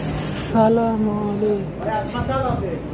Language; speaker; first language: Arabic; non-native, learner; Punjabi